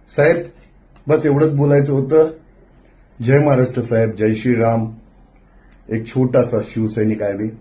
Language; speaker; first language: Marathi; non-native, local second language; Hindi